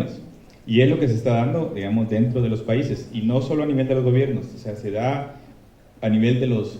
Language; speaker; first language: Spanish; native; Spanish